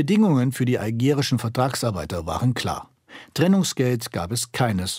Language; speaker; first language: German; native; German